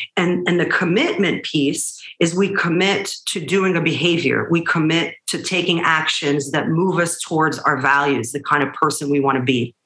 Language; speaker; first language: English; early bilingual, other home language; Hebrew